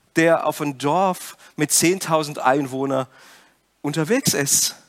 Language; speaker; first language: German; non-native, fluent; Portuguese